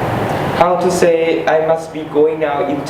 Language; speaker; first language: English; non-native, learner; Thai